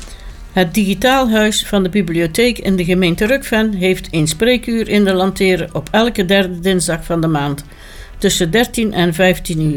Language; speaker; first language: Dutch; native; Dutch